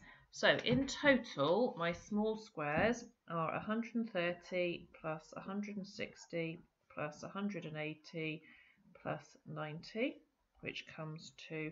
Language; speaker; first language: English; native; English